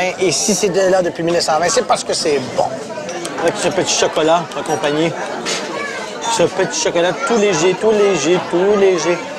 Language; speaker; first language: French; native; French